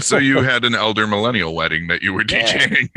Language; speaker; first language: English; native; English